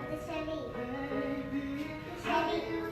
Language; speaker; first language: Hebrew; early bilingual, heritage; Hebrew